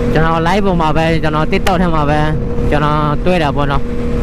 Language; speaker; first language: Burmese; non-native, learner; Thai